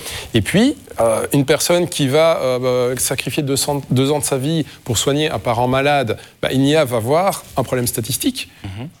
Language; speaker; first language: French; native; French